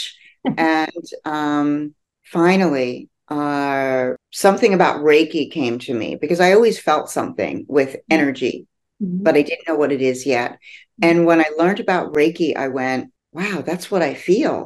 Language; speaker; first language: English; native; English